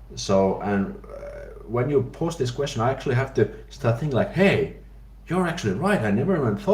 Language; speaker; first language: English; non-native, fluent; Finnish